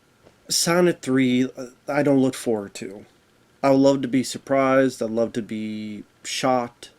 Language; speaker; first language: English; native; English